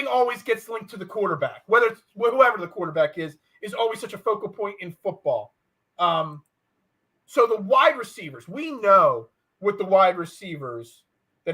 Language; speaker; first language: English; native; English